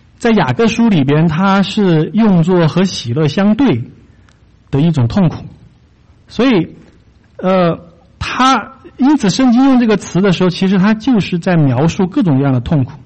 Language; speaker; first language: Chinese; native; Chinese